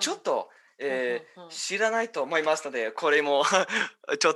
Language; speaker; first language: Japanese; non-native, learner; English